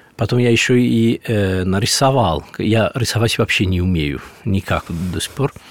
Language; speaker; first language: Russian; non-native, fluent; Italian